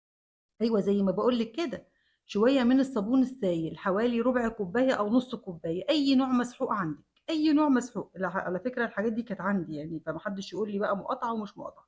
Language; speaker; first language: Arabic; native; Arabic